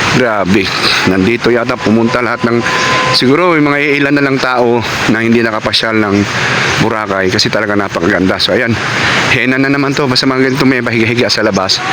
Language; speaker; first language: Filipino; non-native, local second language; Cebuano